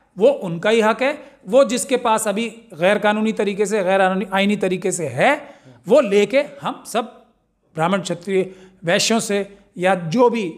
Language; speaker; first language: Hindi; native; Hindi